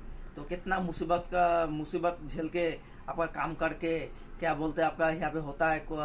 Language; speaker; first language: Hindi; non-native, local second language; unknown